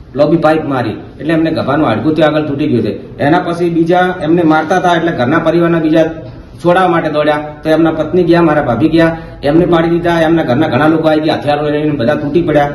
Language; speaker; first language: Gujarati; native; Gujarati